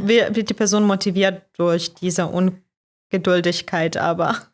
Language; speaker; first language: German; non-native, fluent; Croatian